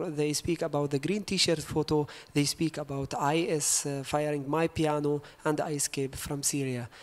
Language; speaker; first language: English; non-native, learner; Arabic